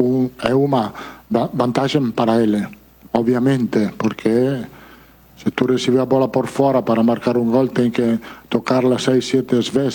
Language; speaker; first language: Portuguese; non-native, fluent; Italian